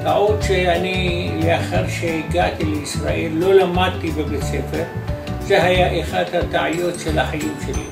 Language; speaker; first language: Hebrew; non-native, fluent; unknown